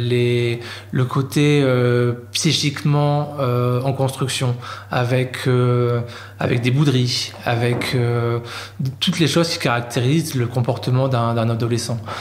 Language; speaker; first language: French; native; French